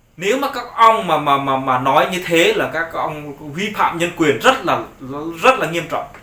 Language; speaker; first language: Vietnamese; non-native, local second language; Jarai